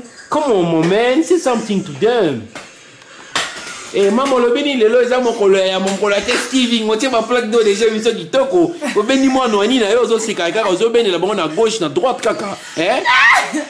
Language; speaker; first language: French; non-native, local second language; Lingala